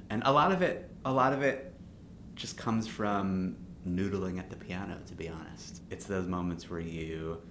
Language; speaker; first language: English; native; English